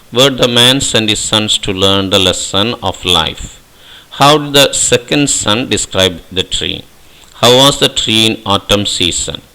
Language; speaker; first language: English; non-native, local second language; Malayalam